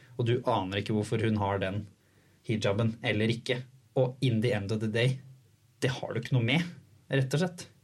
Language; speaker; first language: Norwegian; native; Norwegian